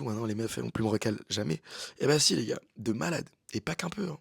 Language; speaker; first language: French; native; French